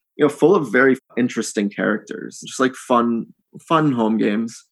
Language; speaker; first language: English; native; English